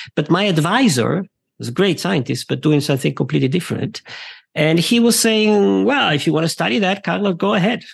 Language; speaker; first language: English; non-native, fluent; Italian